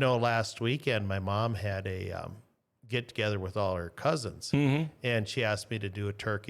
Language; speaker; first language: English; native; English